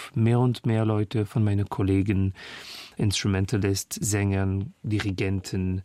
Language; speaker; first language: German; non-native, fluent; French